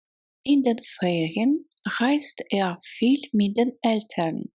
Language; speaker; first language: German; non-native, fluent; Russian